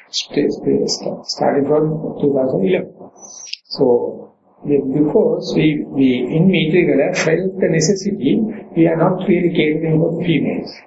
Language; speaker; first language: English; non-native, local second language; Sinhala